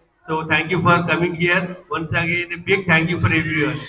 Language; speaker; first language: English; non-native, local second language; Telugu